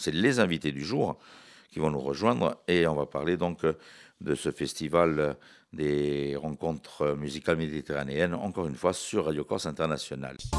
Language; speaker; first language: French; native; French